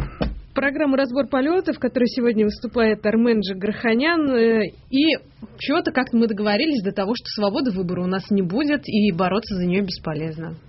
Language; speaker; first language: Russian; native; Russian